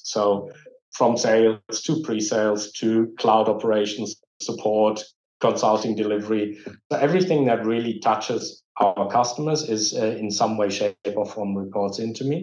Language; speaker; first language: English; non-native, fluent; German